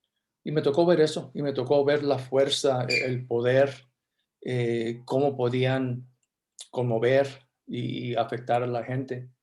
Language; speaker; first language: Spanish; early bilingual, heritage; Spanish